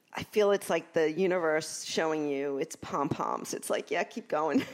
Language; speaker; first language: English; native; English